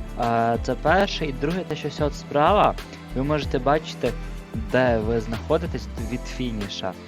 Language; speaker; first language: Ukrainian; native; Ukrainian